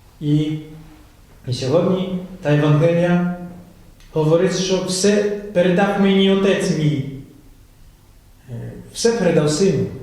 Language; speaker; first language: Ukrainian; non-native, fluent; Polish